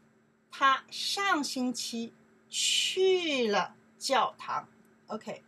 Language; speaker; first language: Chinese; non-native, learner; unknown